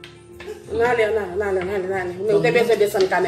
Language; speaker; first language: French; non-native, learner; Haitian Creole